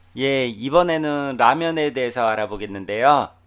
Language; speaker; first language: Korean; native; Korean